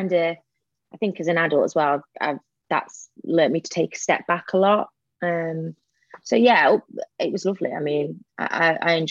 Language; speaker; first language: English; native; English